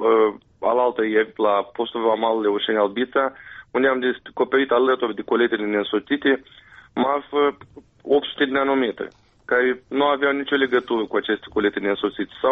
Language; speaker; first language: Romanian; native; Romanian